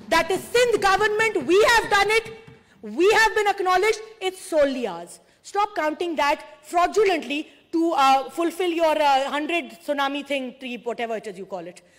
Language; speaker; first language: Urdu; non-native, local second language; Sindhi